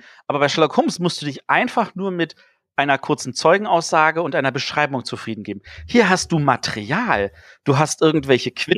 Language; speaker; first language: German; native; German